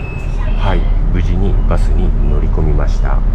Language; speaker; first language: Japanese; native; Japanese